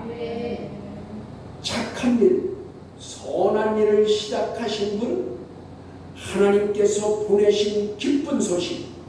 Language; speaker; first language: Korean; native; Korean